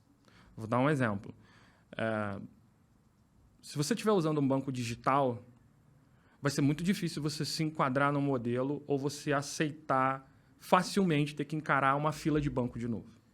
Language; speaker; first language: Portuguese; native; Portuguese